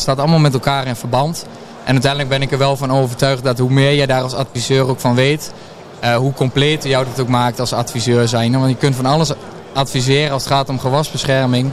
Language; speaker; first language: Dutch; native; Dutch